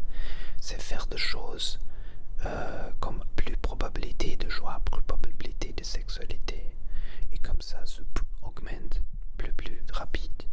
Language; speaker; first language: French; non-native, learner; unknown